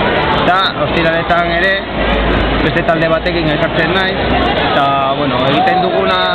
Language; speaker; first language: Basque; non-native, local second language; Spanish